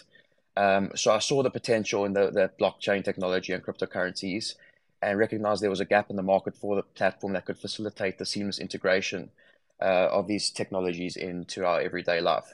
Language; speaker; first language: English; native; English